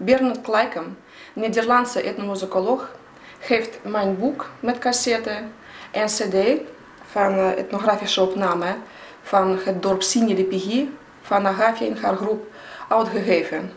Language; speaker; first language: Dutch; non-native, fluent; Russian